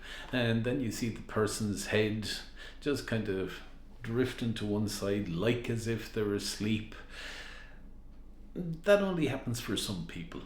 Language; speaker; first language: English; native; English